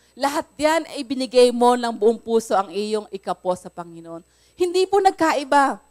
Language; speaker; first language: Filipino; native; Filipino